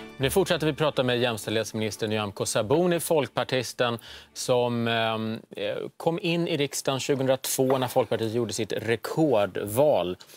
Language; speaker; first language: Swedish; native; Swedish